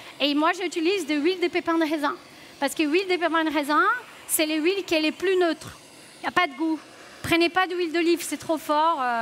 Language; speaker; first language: French; non-native, fluent; Portuguese